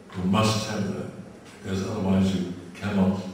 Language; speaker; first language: English; native; English